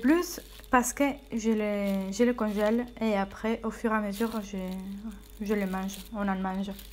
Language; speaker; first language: French; non-native, fluent; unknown